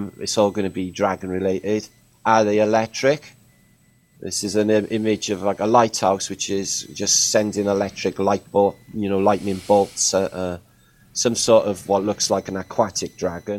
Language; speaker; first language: English; native; English